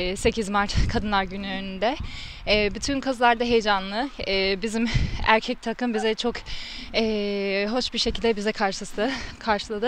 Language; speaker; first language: Turkish; non-native, fluent; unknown